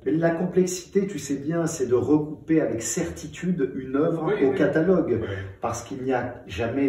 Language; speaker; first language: French; native; French